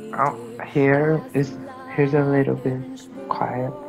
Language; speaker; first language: English; non-native, learner; Portuguese